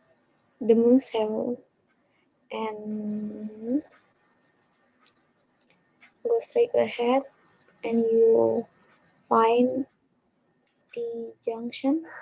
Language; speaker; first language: English; non-native, learner; Indonesian